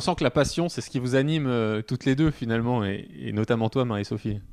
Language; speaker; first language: French; native; French